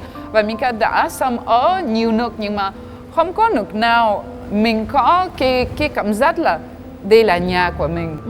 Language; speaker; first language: Vietnamese; non-native, fluent; French